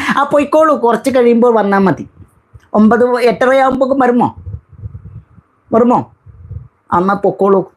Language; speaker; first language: Malayalam; non-native, learner; Bangla